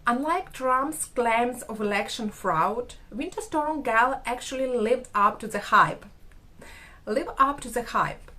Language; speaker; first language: English; non-native, fluent; Ukrainian